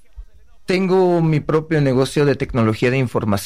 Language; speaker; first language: Spanish; non-native, fluent; Uzbek